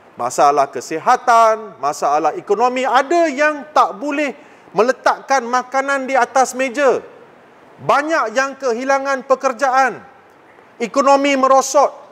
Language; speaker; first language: Malay; non-native, local second language; Tamil